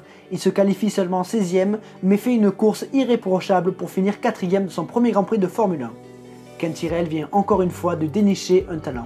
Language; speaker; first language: French; native; French